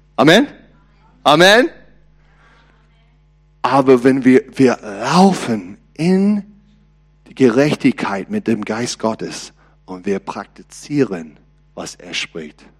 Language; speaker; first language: German; non-native, learner; English